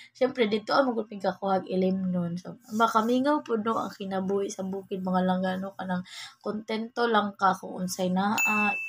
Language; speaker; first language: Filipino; non-native, local second language; Cebuano